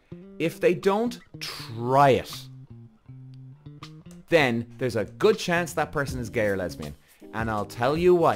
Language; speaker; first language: English; native; English